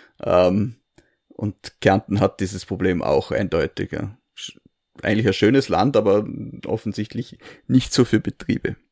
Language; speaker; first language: German; native; German